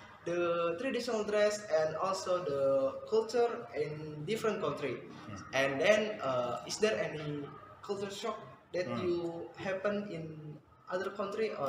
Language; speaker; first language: English; non-native, fluent; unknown